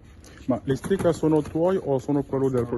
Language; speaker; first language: Italian; non-native, fluent; French